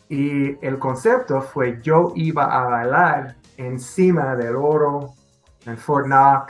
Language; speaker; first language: Spanish; non-native, fluent; English